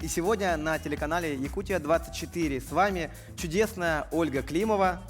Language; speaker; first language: Russian; native; Russian